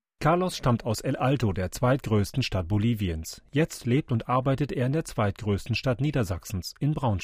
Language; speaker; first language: German; native; German